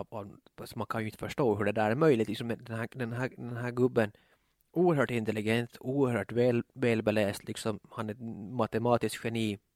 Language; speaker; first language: Swedish; native; Swedish